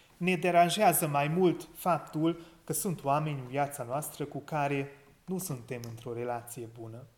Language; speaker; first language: Romanian; non-native, local second language; Hungarian